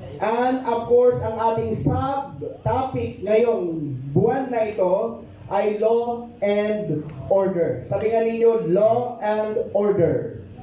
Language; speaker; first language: Filipino; non-native, local second language; Pampanga